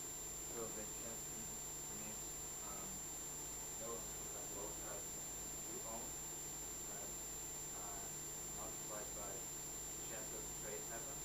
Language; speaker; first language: English; non-native, learner; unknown